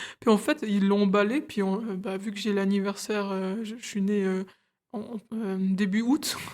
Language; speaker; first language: French; early bilingual, other home language; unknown